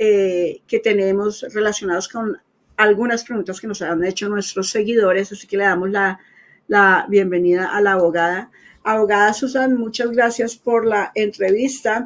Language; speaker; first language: Spanish; native; Spanish